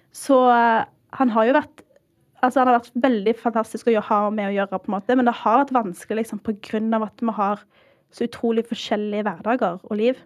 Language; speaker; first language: Norwegian; early bilingual, heritage; Norwegian